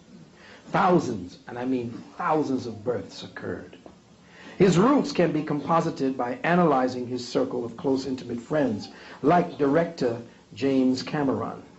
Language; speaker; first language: English; native; English